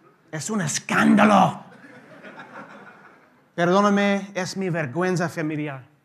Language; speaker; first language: Spanish; non-native, learner; English